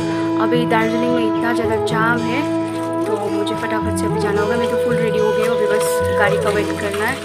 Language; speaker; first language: Hindi; non-native, local second language; Nepali